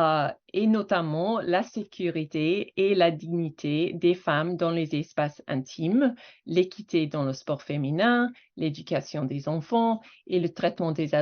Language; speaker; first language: French; non-native, fluent; English